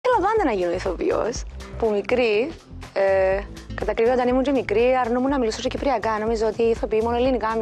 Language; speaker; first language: Greek; native; Greek